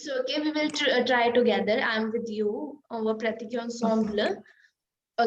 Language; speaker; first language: English; non-native, local second language; Hindi